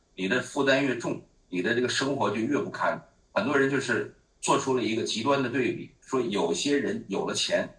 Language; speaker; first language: Chinese; native; Chinese